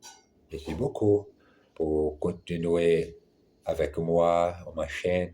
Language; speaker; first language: French; non-native, learner; German